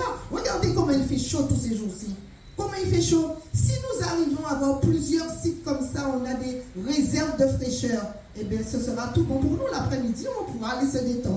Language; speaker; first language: French; native; French